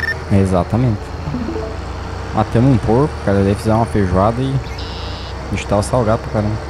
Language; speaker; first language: Portuguese; native; Portuguese